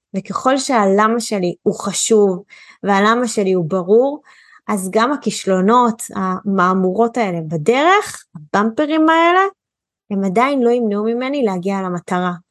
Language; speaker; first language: Hebrew; native; Hebrew